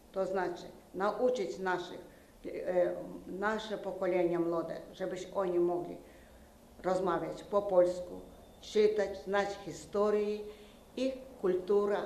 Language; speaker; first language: Ukrainian; non-native, local second language; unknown